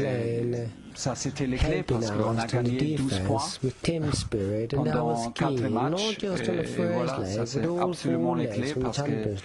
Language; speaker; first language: French; non-native, fluent; German